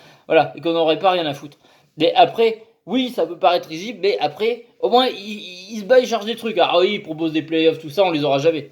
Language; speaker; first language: French; native; French